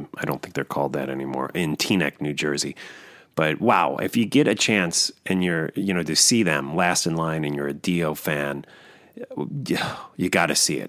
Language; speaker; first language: English; native; English